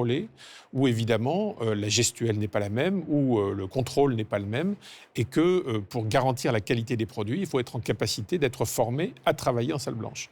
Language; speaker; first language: French; native; French